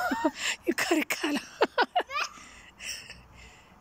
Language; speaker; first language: Turkish; non-native, learner; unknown